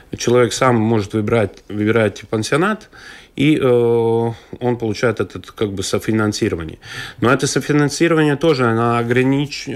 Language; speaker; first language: Russian; non-native, local second language; Latvian